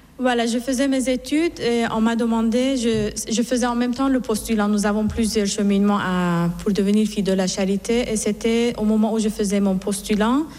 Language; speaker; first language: French; non-native, fluent; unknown